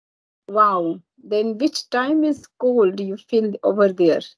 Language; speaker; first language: English; non-native, learner; Marathi